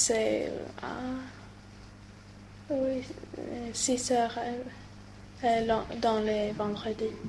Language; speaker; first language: French; non-native, learner; Swedish